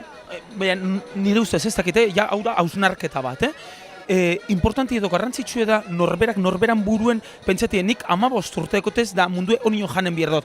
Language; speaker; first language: Basque; native; Basque